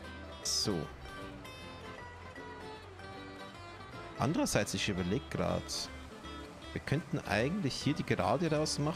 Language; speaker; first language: German; native; German